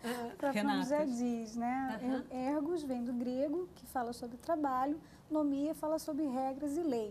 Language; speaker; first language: Portuguese; native; Portuguese